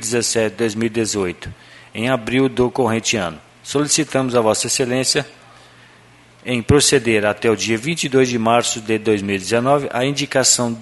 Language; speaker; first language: Portuguese; native; Portuguese